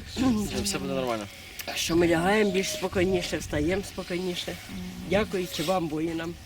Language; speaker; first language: Ukrainian; native; Ukrainian